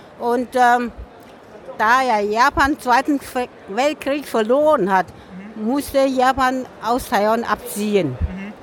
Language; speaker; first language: German; non-native, learner; Min Nan Chinese